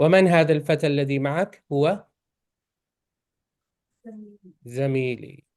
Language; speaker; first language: Arabic; non-native, fluent; English